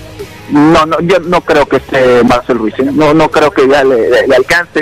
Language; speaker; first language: Spanish; native; Spanish